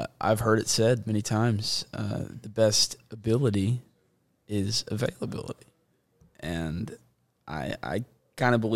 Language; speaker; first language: English; native; English